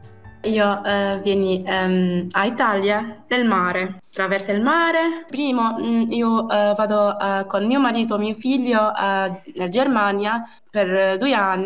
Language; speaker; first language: Italian; non-native, learner; Arabic